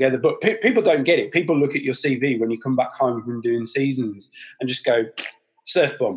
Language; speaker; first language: English; native; English